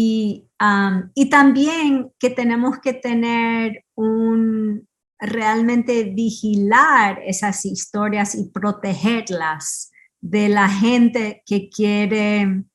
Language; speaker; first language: Spanish; early bilingual, heritage; Spanish